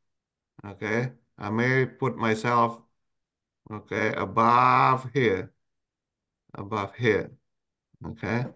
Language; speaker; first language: English; non-native, local second language; Indonesian